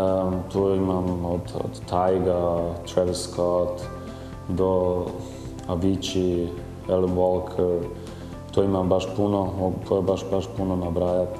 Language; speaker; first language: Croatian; early bilingual, heritage; Croatian